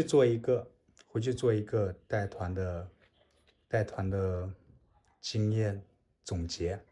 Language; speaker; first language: Chinese; native; Chinese